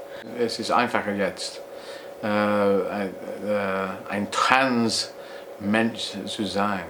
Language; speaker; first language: German; non-native, learner; English